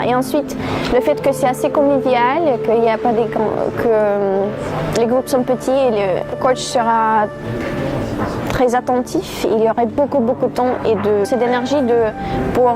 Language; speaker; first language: French; non-native, fluent; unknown